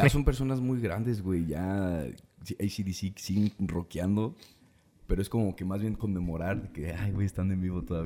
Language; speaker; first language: Spanish; native; Spanish